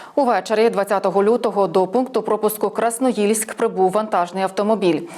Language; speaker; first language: Ukrainian; native; Ukrainian